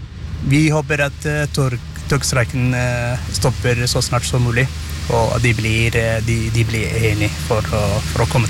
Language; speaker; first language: Norwegian; non-native, fluent; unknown